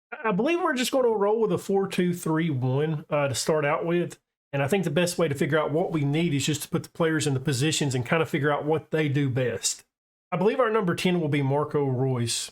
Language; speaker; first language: English; native; English